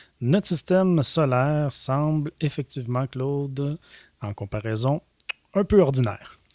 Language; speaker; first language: French; native; French